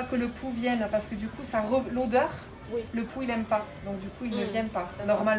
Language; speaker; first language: French; native; French